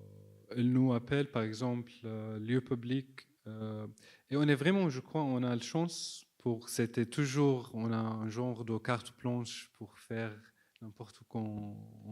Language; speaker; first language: French; non-native, fluent; Arabic